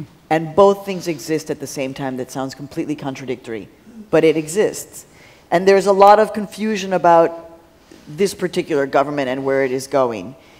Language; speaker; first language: English; early bilingual, other home language; Spanish